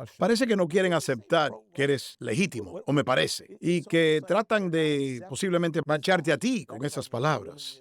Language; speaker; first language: Spanish; native; Spanish